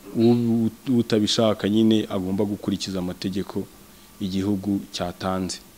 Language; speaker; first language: Kinyarwanda; native; Kinyarwanda